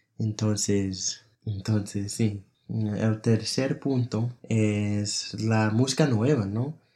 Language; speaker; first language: Spanish; non-native, fluent; English